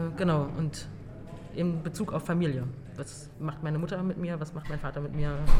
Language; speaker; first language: German; native; German